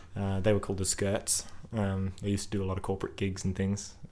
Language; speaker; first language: English; native; English